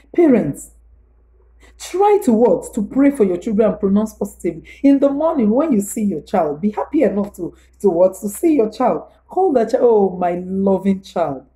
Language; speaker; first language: English; non-native, local second language; Igbo